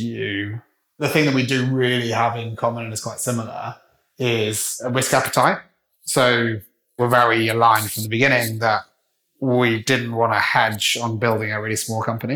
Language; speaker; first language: English; native; English